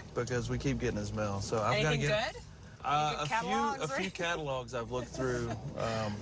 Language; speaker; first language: English; native; English